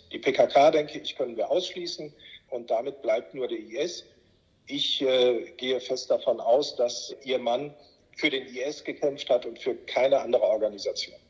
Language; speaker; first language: German; native; German